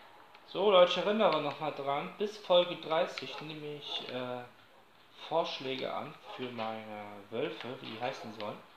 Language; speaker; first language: German; native; German